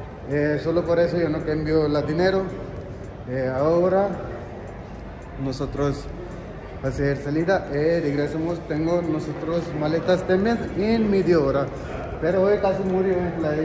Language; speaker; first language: Spanish; non-native, learner; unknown